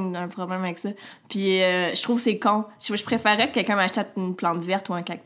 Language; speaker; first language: French; native; French